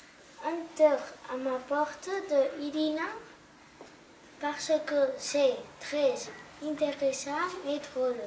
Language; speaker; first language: French; non-native, learner; Catalan